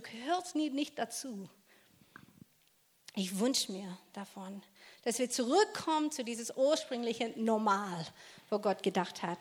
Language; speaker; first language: German; non-native, fluent; English